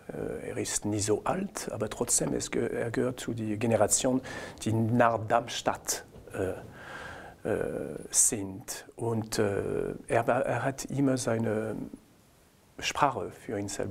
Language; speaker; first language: German; non-native, fluent; French